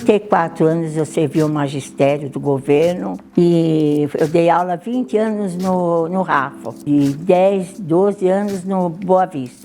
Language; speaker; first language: Portuguese; early bilingual, other home language; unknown